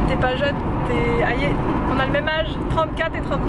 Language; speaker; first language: French; native; French